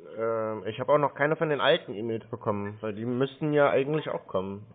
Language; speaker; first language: German; native; German